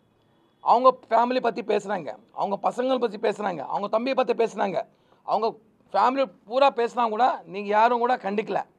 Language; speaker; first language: Tamil; non-native, local second language; Telugu